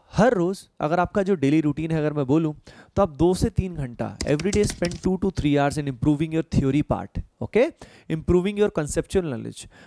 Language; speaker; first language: Hindi; native; Hindi